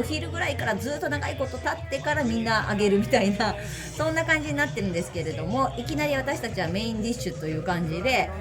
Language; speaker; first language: Japanese; native; Japanese